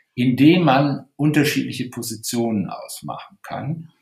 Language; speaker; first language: German; native; German